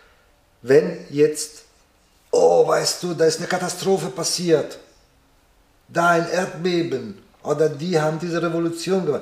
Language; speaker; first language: German; non-native, fluent; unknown